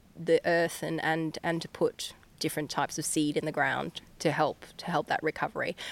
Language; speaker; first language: English; native; English